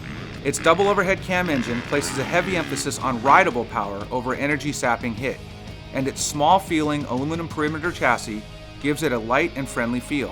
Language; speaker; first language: English; native; English